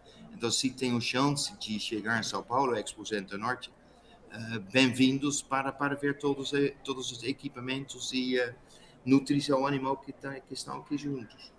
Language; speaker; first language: Portuguese; non-native, fluent; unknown